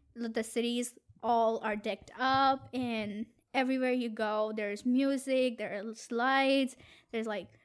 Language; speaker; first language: English; non-native, local second language; Gujarati